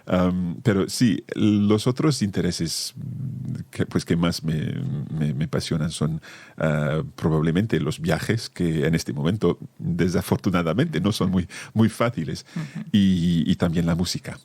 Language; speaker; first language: Spanish; non-native, fluent; English